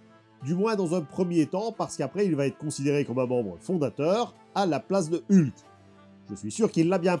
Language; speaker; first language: French; native; French